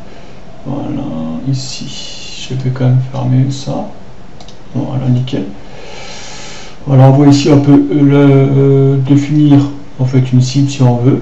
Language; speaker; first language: French; native; French